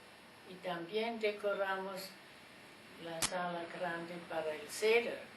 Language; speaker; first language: Spanish; non-native, fluent; German